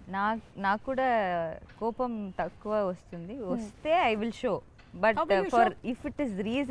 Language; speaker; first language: Telugu; non-native, learner; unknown